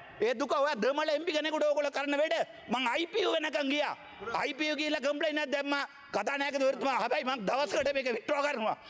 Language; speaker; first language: Sinhala; non-native, local second language; Tamil